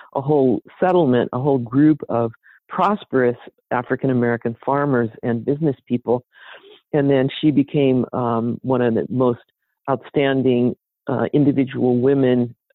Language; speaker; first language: English; native; English